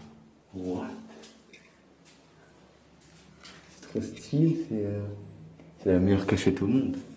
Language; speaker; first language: French; native; French